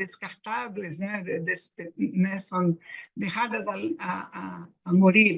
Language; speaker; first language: Portuguese; non-native, fluent; Spanish